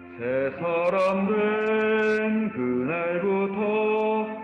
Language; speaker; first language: Korean; native; Korean